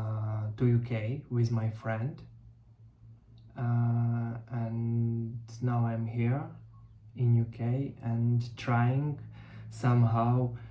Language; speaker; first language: English; non-native, learner; Russian